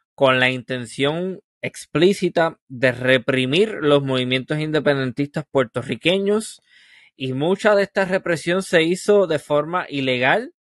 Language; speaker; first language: Spanish; native; Spanish